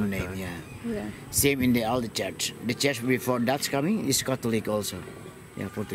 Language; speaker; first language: English; non-native, learner; Indonesian